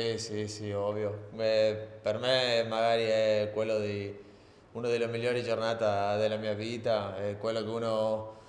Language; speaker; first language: Italian; non-native, learner; Spanish